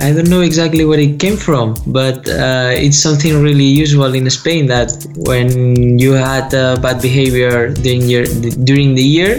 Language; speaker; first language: English; non-native, fluent; Spanish